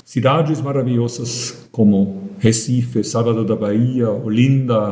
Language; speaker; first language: Portuguese; non-native, fluent; German